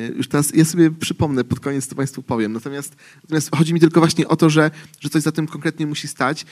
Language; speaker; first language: Polish; native; Polish